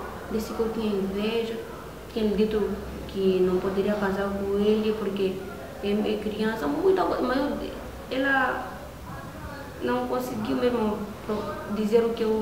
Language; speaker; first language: Portuguese; non-native, local second language; Makhuwa